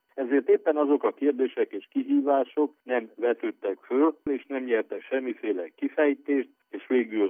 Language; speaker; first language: Hungarian; native; Hungarian